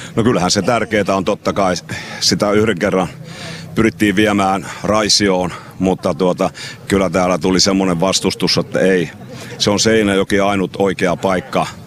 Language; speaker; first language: Finnish; native; Finnish